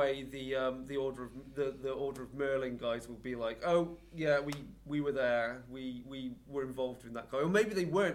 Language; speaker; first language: English; native; English